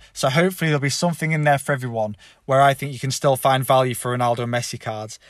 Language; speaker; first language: English; native; English